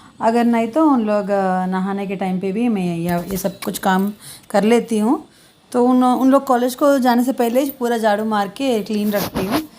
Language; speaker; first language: Hindi; non-native, local second language; Telugu